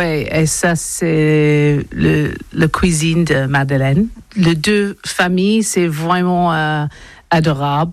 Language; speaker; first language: French; non-native, learner; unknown